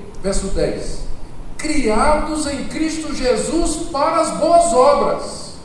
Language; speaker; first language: Portuguese; native; Portuguese